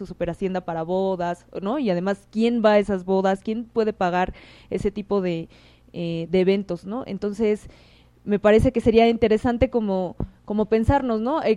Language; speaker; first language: Spanish; native; Spanish